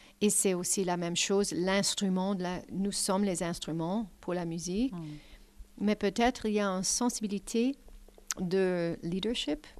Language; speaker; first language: French; non-native, learner; English